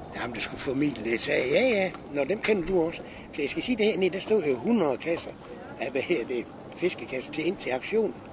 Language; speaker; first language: Danish; native; Danish